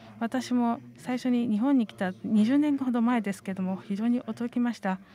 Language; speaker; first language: Japanese; non-native, fluent; Estonian